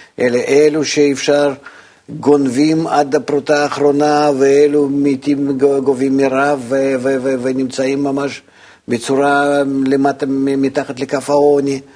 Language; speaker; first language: Hebrew; non-native, fluent; Russian